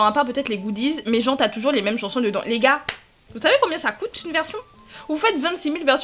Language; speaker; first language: French; native; French